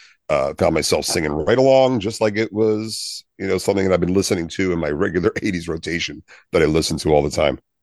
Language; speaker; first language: English; native; English